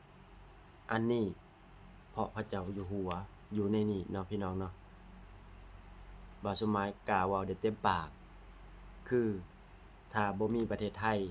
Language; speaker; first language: Thai; non-native, local second language; Lao